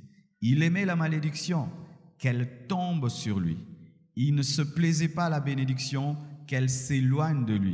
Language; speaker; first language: French; non-native, local second language; Lingala